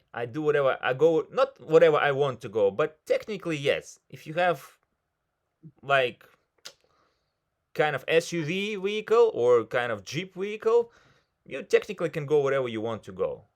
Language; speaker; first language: English; non-native, fluent; Russian